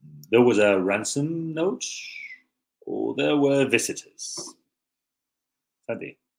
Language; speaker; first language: English; native; English